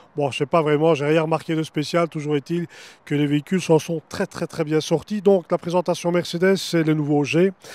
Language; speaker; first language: French; native; French